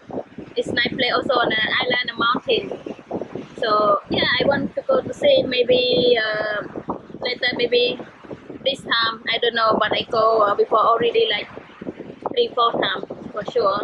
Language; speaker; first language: English; non-native, learner; Khmer